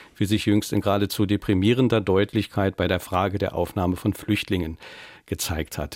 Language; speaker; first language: German; native; German